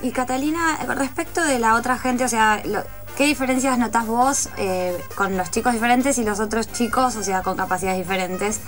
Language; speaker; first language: Spanish; native; Spanish